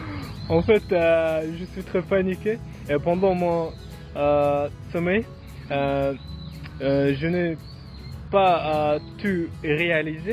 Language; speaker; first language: French; non-native, learner; Mongolian